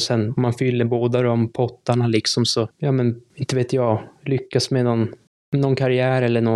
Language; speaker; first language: Swedish; native; Swedish